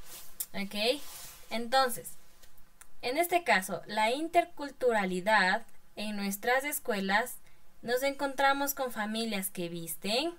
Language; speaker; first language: Spanish; non-native, fluent; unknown